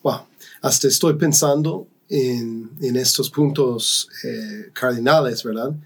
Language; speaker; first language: Spanish; non-native, fluent; English